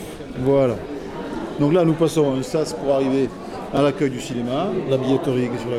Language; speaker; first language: French; native; French